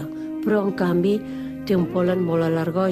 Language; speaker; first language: Catalan; native; Catalan